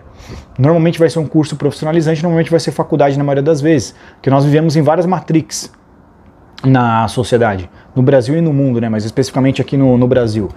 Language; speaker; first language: Portuguese; native; Portuguese